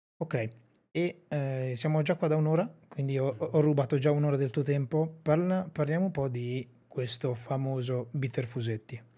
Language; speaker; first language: Italian; native; Italian